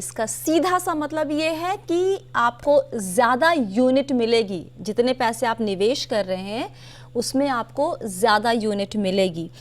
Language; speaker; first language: Hindi; native; Hindi